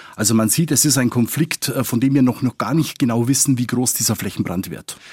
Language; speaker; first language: German; non-native, fluent; Spanish